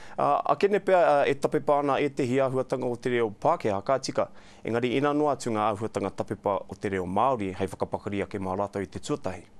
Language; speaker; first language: Māori; non-native, local second language; English